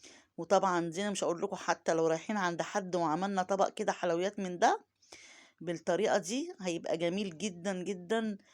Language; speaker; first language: Arabic; native; Arabic